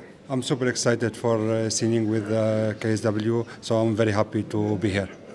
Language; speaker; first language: English; non-native, fluent; French